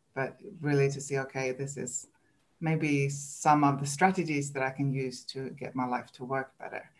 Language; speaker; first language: English; non-native, fluent; Swedish